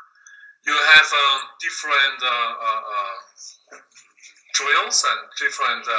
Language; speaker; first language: English; non-native, learner; German